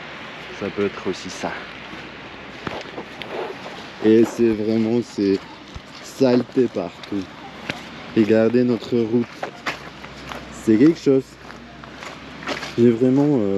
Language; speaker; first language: French; non-native, learner; Russian